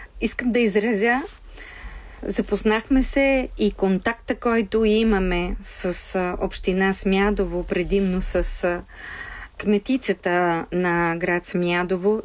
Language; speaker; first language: Bulgarian; native; Bulgarian